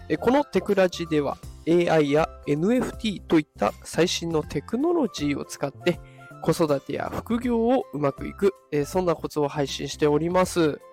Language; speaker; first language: Japanese; native; Japanese